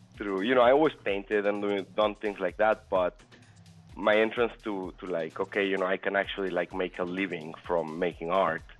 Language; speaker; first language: English; non-native, fluent; Spanish